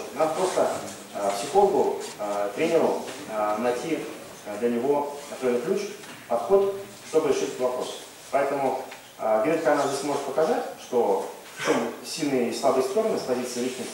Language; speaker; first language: Russian; native; Russian